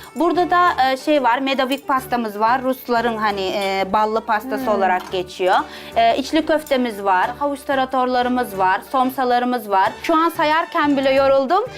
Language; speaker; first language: Turkish; non-native, fluent; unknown